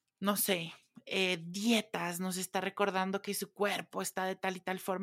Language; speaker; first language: Spanish; native; Spanish